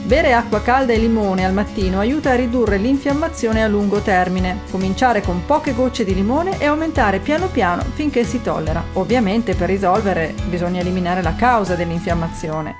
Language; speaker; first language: Italian; native; Italian